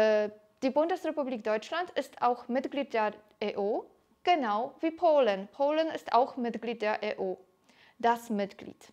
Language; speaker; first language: German; non-native, fluent; Polish